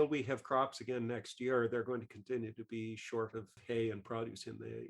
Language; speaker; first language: English; native; English